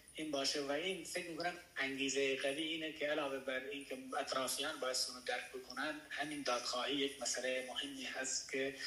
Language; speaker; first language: Persian; non-native, local second language; Baluchi